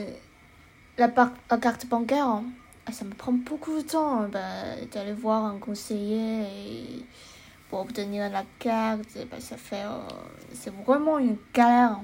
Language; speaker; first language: French; non-native, learner; Chinese